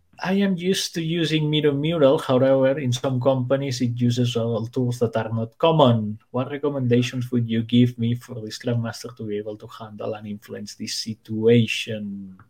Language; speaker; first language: English; non-native, fluent; Spanish